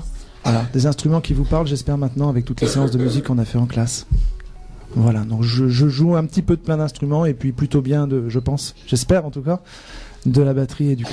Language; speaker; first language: French; native; French